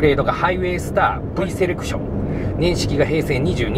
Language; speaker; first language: Japanese; native; Japanese